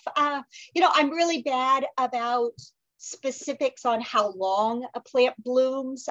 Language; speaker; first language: English; native; English